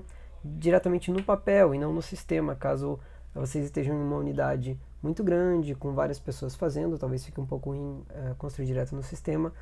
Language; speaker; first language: Portuguese; native; Portuguese